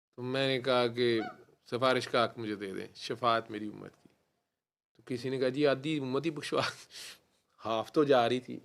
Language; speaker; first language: Urdu; non-native, local second language; Punjabi